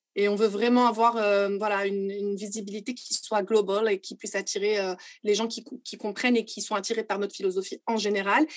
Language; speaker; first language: French; non-native, local second language; Arabic